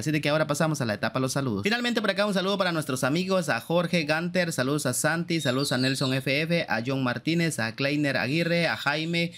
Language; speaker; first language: Spanish; native; Spanish